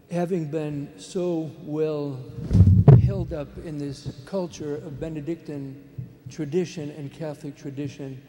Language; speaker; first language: English; native; English